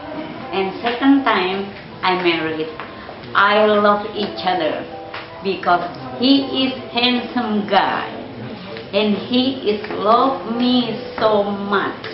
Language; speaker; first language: English; non-native, learner; Indonesian